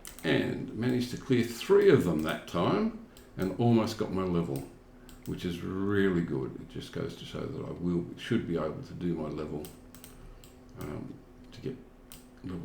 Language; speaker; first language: English; native; English